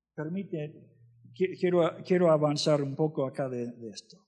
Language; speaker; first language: Spanish; non-native, fluent; English